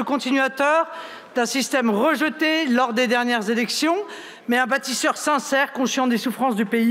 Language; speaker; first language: French; native; French